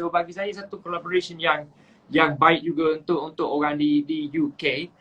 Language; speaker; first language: Malay; native; Malay